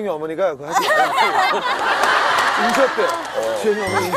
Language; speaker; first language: Korean; native; Korean